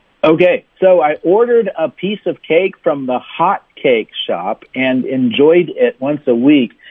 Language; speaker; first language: English; native; English